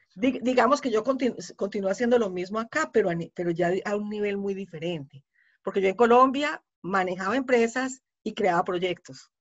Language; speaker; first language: Spanish; native; Spanish